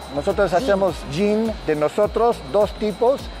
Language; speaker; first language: Spanish; non-native, fluent; English